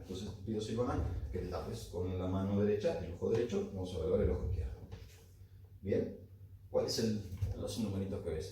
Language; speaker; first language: Spanish; native; Spanish